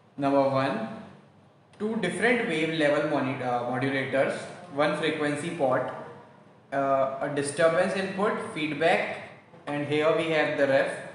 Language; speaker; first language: English; non-native, local second language; Hindi